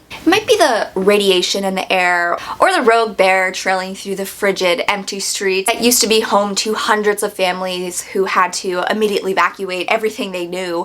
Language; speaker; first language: English; native; English